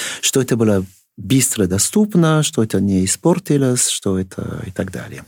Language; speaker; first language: Russian; non-native, fluent; French